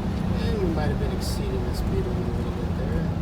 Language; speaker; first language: English; native; English